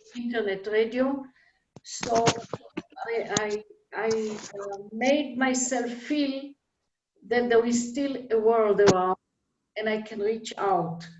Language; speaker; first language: English; non-native, fluent; Hebrew